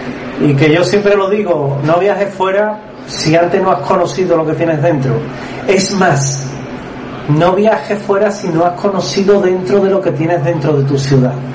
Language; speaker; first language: Spanish; native; Spanish